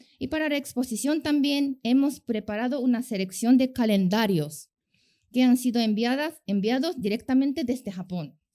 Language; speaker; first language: Spanish; non-native, fluent; Japanese